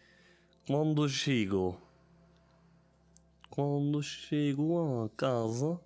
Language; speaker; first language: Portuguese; non-native, learner; German